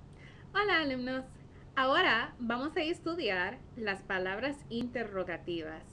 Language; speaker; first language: Spanish; non-native, fluent; English